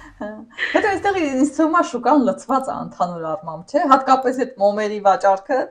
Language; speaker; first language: Armenian; native; Armenian